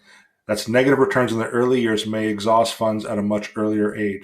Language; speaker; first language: English; native; English